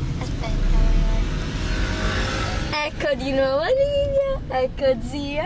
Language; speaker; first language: Italian; native; Italian